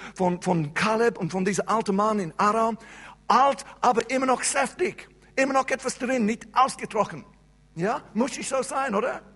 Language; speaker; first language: German; non-native, fluent; English